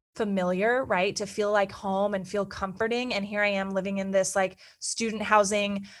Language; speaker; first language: English; native; English